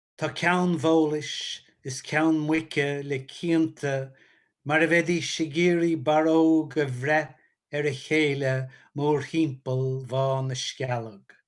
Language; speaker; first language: Irish; native; Irish